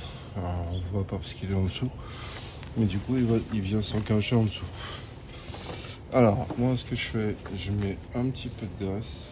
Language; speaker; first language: French; native; French